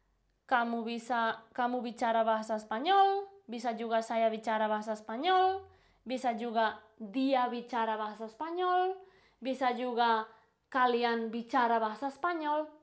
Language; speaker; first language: Indonesian; non-native, fluent; Spanish